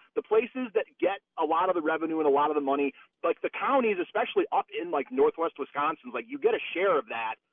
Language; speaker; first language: English; native; English